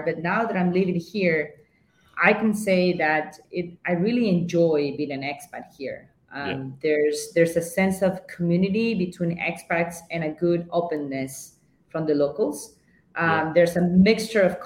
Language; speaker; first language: English; non-native, fluent; Spanish